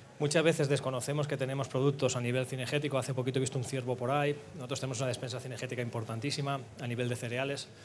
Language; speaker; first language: Spanish; native; Spanish